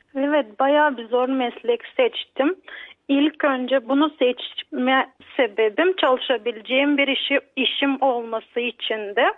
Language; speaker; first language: Turkish; native; Turkish